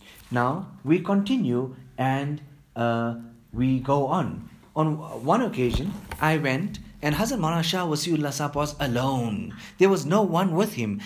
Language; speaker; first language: English; native; English